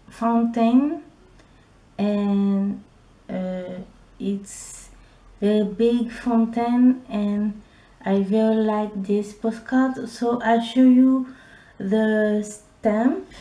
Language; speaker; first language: English; non-native, learner; French